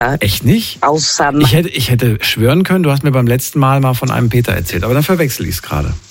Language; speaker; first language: German; native; German